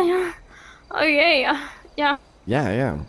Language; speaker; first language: English; non-native, learner; Spanish